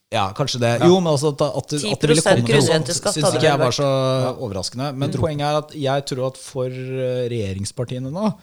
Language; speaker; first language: Norwegian; native; Norwegian